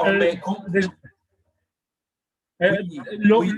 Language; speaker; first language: French; non-native, fluent; Portuguese